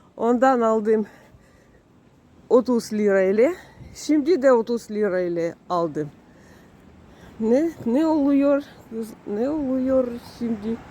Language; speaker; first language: Turkish; non-native, learner; Russian